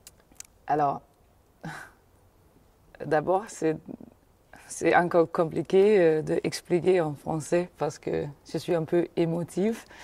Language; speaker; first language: French; non-native, fluent; Danish